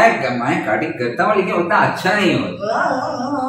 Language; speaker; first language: Hindi; non-native, local second language; Bangla